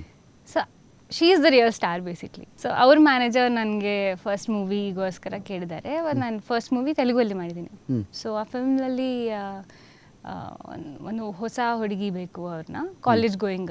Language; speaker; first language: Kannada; non-native, fluent; Hindi